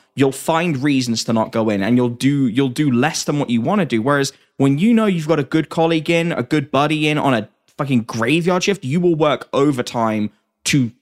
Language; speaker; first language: English; native; English